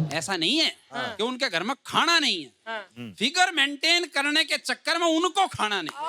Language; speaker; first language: Hindi; native; Hindi